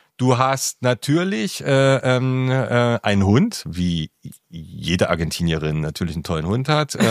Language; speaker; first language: German; native; German